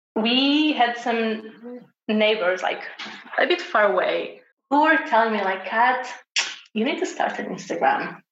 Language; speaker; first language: English; non-native, fluent; Portuguese